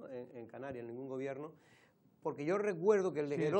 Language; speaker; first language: Spanish; native; Spanish